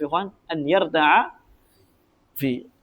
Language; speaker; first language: Arabic; non-native, fluent; Indonesian